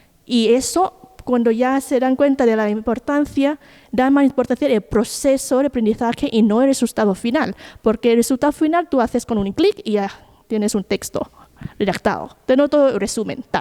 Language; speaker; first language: Spanish; non-native, fluent; Thai